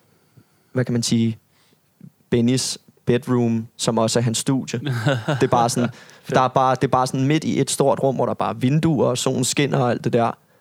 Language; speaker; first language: Danish; native; Danish